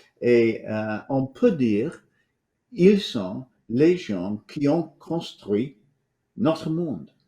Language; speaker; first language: French; non-native, fluent; English